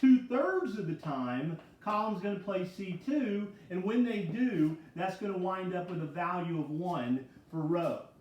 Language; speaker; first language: English; native; English